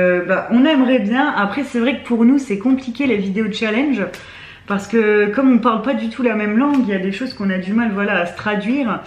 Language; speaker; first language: French; native; French